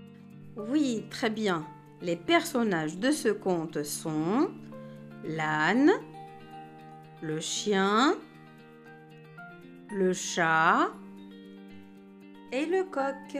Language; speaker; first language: French; non-native, local second language; Arabic